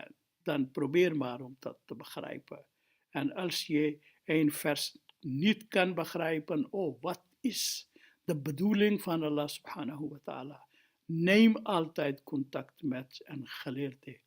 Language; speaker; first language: Dutch; non-native, fluent; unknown